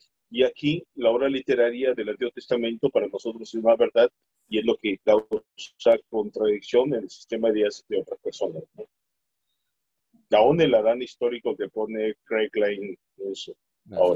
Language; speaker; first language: Spanish; native; Spanish